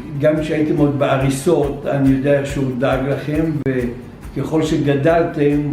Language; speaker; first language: Hebrew; early bilingual, other home language; German